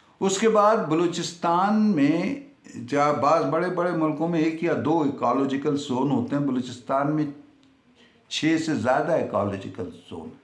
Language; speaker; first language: Urdu; native; Urdu